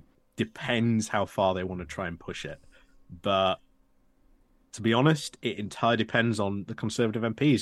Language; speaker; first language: English; native; English